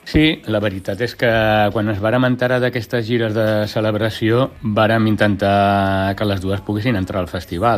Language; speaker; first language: Catalan; native; Catalan